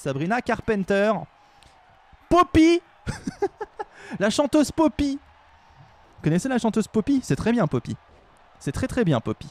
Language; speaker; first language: French; native; French